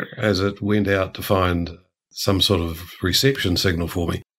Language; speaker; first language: English; native; English